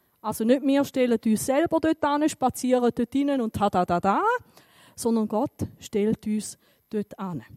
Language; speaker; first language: German; native; German